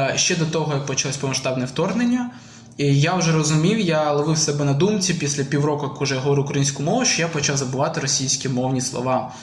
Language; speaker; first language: Ukrainian; non-native, local second language; Russian